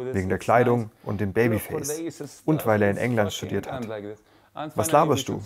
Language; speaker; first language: German; non-native, fluent; Arabic